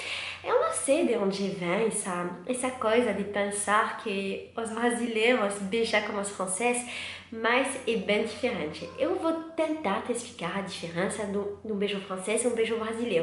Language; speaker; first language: Portuguese; non-native, learner; French